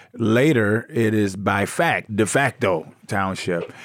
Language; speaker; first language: English; native; English